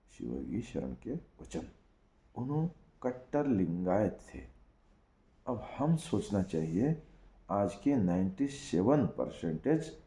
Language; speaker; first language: Hindi; non-native, local second language; Kannada